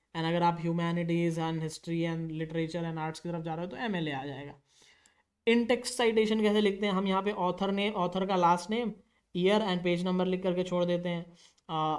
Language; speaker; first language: Hindi; native; Hindi